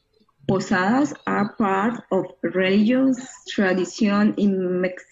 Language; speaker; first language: English; non-native, learner; Spanish